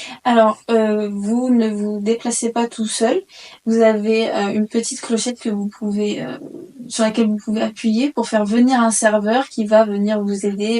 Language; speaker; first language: French; native; French